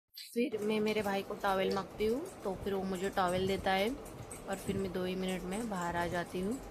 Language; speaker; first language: Hindi; non-native, local second language; Marathi